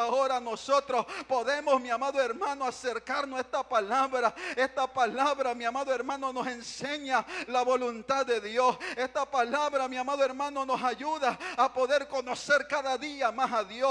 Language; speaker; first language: Spanish; native; Spanish